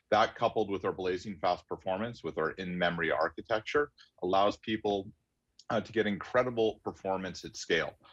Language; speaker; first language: English; native; English